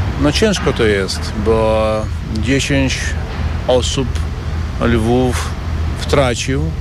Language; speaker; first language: Polish; non-native, learner; Ukrainian